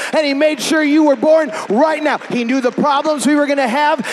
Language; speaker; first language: English; native; English